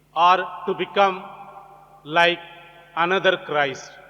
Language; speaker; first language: English; non-native, local second language; Gujarati